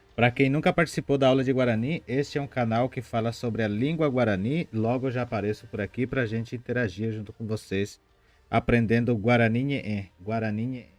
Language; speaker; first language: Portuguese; non-native, fluent; Guarani